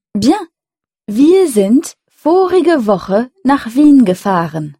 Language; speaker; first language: German; non-native, fluent; French